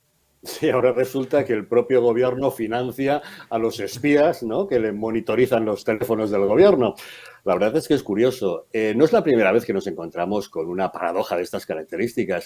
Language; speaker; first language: Spanish; native; Spanish